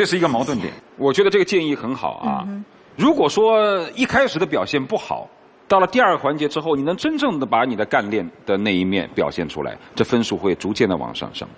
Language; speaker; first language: Chinese; native; Chinese